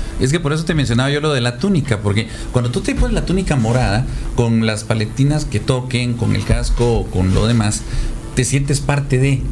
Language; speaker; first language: Spanish; native; Spanish